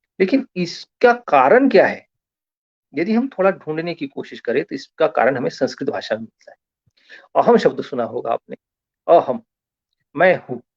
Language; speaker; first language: Hindi; non-native, local second language; Marathi